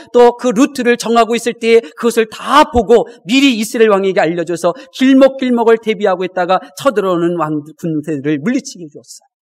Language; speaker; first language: Korean; native; Korean